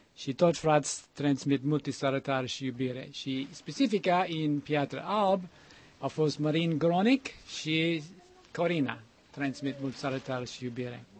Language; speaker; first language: Romanian; non-native, learner; English